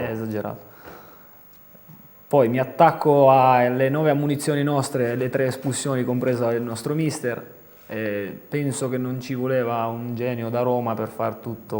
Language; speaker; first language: Italian; native; Italian